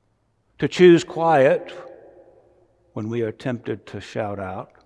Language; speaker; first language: English; native; English